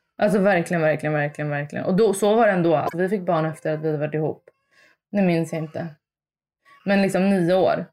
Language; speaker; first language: Swedish; early bilingual, other home language; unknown